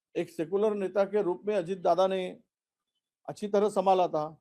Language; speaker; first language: Hindi; non-native, local second language; Marathi